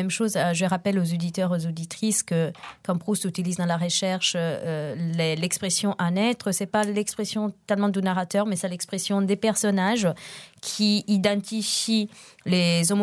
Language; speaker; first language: French; non-native, fluent; Italian